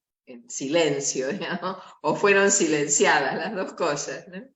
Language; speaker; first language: Spanish; native; Spanish